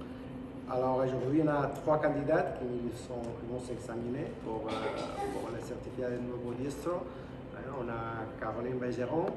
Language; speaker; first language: French; non-native, fluent; Spanish